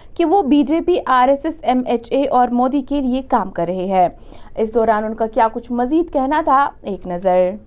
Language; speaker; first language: Urdu; non-native, local second language; Kashmiri